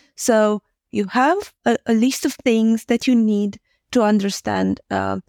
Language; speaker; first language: English; non-native, fluent; Romanian